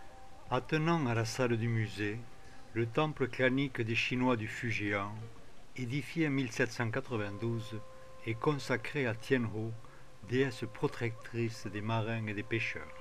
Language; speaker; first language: French; native; French